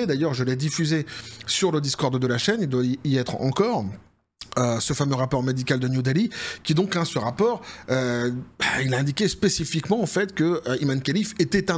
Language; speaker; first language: French; native; French